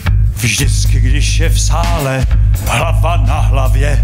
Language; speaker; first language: Czech; native; Czech